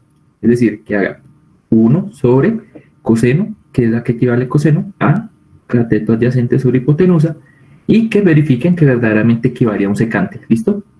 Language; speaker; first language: Spanish; native; Spanish